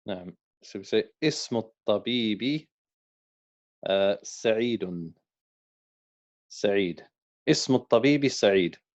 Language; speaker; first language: Arabic; non-native, fluent; English